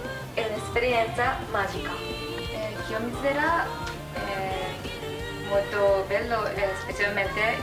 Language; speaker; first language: Italian; non-native, learner; Japanese